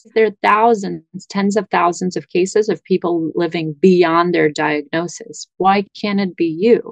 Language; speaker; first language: English; early bilingual, other home language; Russian